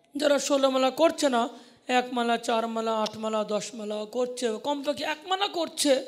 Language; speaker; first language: Bangla; non-native, fluent; English